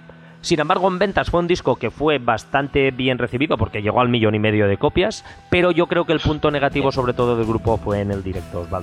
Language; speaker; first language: Spanish; native; Spanish